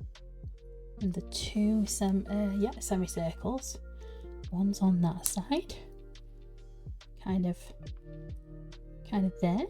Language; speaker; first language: English; native; English